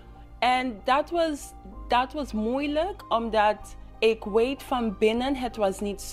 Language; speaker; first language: Dutch; non-native, local second language; English